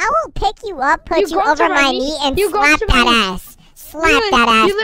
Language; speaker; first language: English; native; English